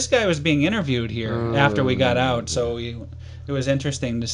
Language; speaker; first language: English; native; English